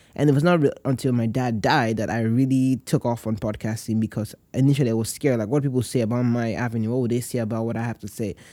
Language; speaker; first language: English; non-native, local second language; Yoruba